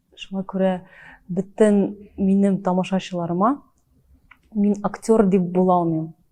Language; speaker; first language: Tatar; early bilingual, heritage; Tatar